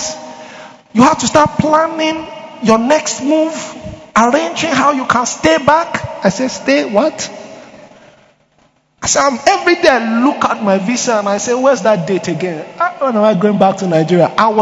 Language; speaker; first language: English; non-native, local second language; Yoruba